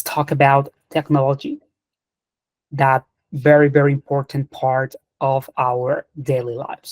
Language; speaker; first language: English; non-native, fluent; Spanish